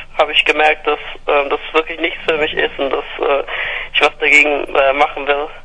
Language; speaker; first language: German; non-native, fluent; English